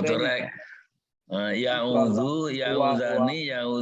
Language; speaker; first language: Arabic; non-native, learner; Indonesian